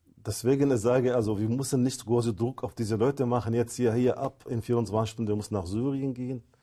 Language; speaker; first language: German; non-native, fluent; Arabic